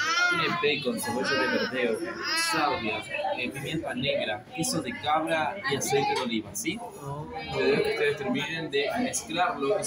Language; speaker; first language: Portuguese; non-native, learner; Spanish